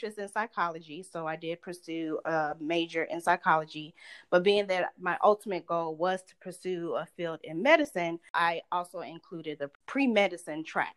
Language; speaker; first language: English; native; English